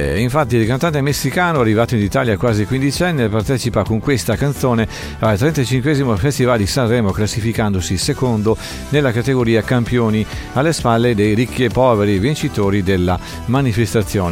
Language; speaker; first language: Italian; native; Italian